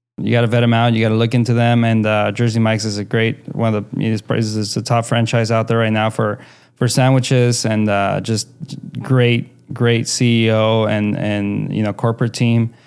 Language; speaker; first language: English; early bilingual, other home language; Spanish